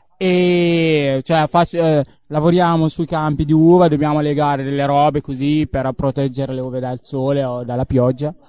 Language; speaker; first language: Italian; early bilingual, other home language; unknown